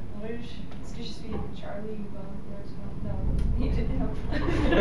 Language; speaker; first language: French; non-native, learner; English